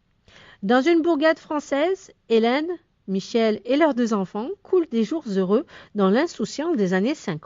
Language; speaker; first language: French; native; French